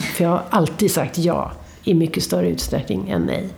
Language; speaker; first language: Swedish; native; Swedish